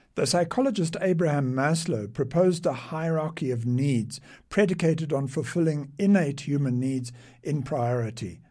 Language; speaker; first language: English; native; English